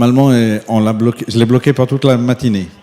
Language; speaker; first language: French; native; French